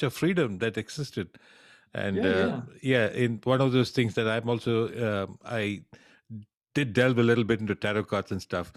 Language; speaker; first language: English; non-native, local second language; Tamil